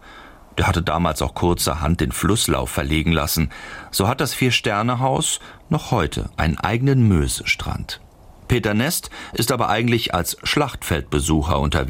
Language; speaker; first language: German; native; German